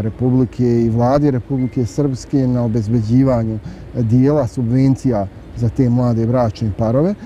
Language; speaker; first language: Bosnian; native; Bosnian